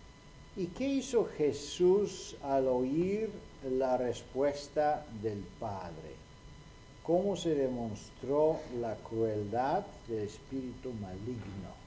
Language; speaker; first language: Spanish; non-native, fluent; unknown